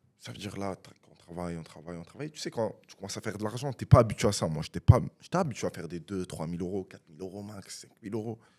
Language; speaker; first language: French; non-native, fluent; Italian